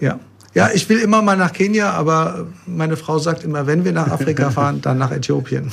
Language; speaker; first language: German; native; German